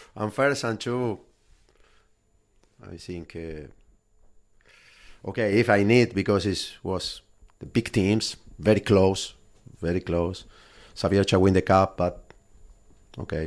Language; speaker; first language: English; non-native, learner; Spanish